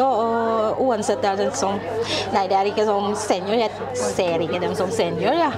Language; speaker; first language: Norwegian; non-native, fluent; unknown